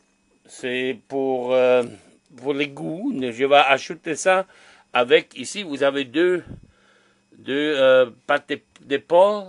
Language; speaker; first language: French; non-native, learner; German